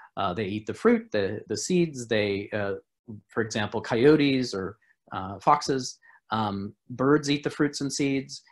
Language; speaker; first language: English; native; English